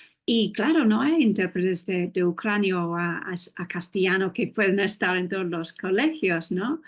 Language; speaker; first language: Spanish; non-native, fluent; English